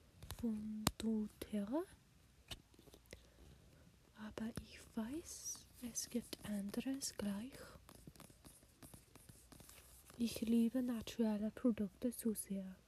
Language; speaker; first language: German; non-native, learner; English